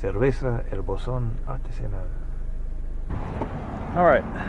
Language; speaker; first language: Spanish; non-native, fluent; English